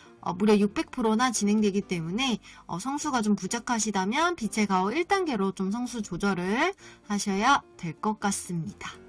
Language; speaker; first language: Korean; native; Korean